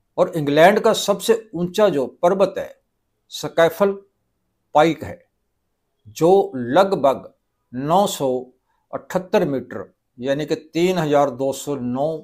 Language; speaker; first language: Hindi; non-native, local second language; Punjabi